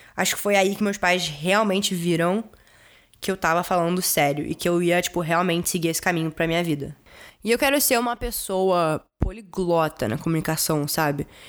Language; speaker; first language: Portuguese; early bilingual, heritage; Portuguese